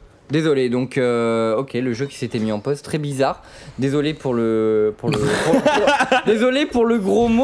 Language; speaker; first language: French; native; French